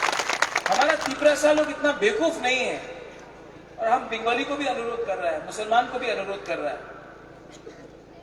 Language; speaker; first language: Hindi; non-native, local second language; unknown